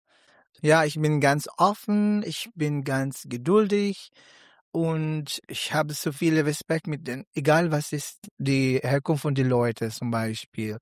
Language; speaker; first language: German; non-native, learner; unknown